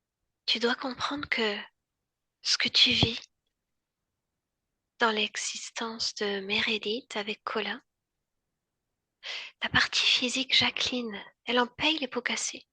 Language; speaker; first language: French; native; French